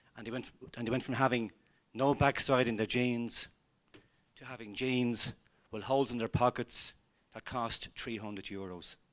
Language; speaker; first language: English; native; English